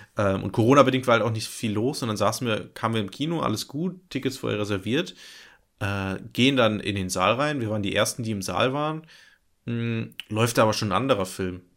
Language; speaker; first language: German; native; German